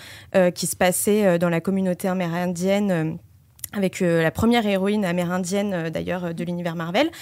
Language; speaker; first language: French; native; French